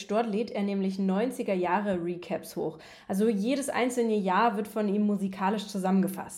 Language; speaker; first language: German; native; German